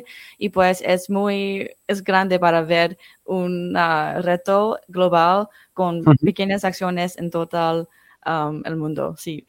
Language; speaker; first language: Spanish; non-native, fluent; English